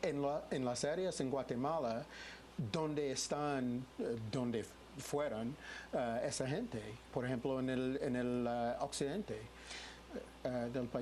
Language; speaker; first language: Spanish; non-native, fluent; English